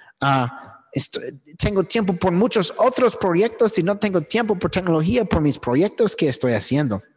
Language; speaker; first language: Spanish; non-native, fluent; English